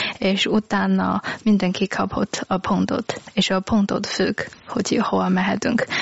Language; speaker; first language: Hungarian; non-native, learner; Chinese